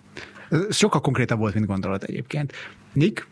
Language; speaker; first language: Hungarian; native; Hungarian